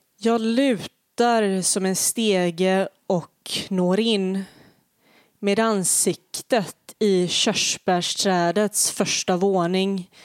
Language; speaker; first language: Swedish; early bilingual, other home language; Bosnian